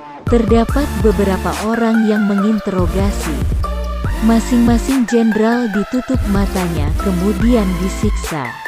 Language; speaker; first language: Indonesian; native; Indonesian